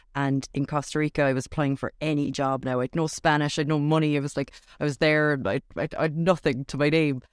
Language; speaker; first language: English; native; English